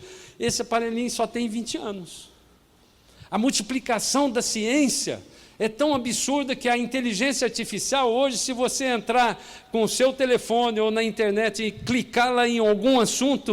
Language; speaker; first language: Portuguese; native; Portuguese